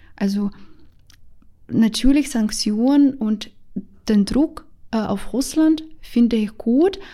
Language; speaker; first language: German; non-native, fluent; Russian